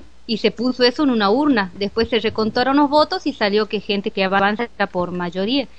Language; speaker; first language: Spanish; native; Spanish